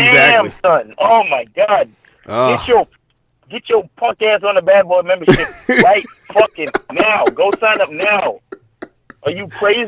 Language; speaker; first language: English; native; English